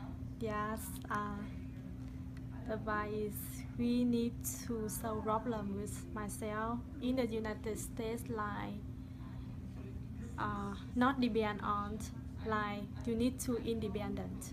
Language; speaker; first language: English; non-native, learner; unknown